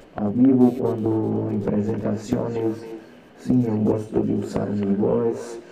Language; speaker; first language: Spanish; non-native, learner; Portuguese